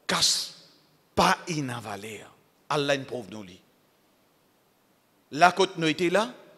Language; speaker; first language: French; non-native, local second language; Morisyen